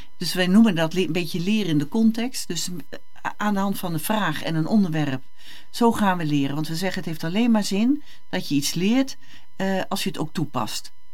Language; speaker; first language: Dutch; native; Dutch